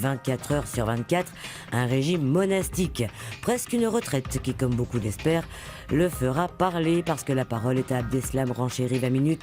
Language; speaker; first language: French; native; French